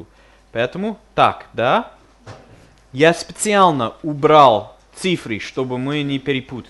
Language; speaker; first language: Russian; non-native, fluent; English